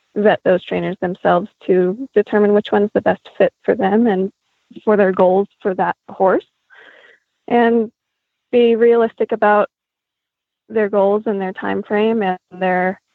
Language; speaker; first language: English; native; English